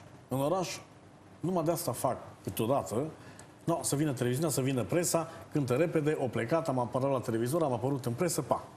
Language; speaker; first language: Romanian; native; Romanian